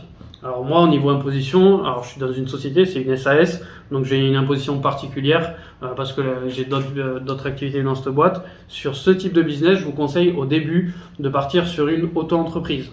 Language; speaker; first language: French; native; French